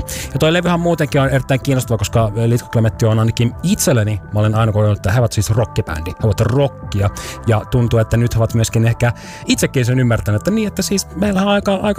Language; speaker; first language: Finnish; native; Finnish